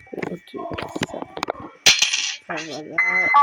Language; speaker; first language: French; native; French